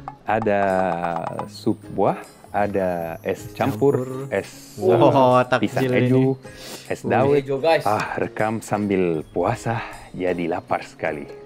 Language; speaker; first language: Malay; non-native, fluent; Arabic